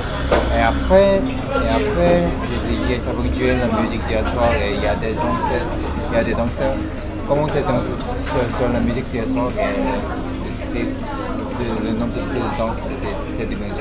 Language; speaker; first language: French; non-native, learner; Korean